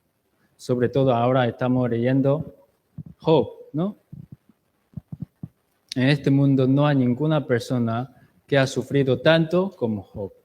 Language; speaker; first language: Spanish; non-native, learner; Chinese